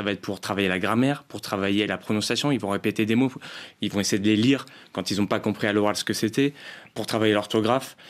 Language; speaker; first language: French; native; French